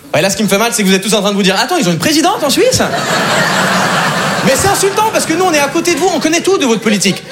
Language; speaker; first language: French; native; French